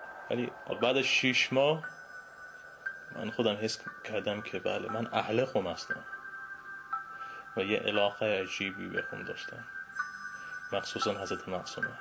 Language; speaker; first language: Persian; non-native, fluent; English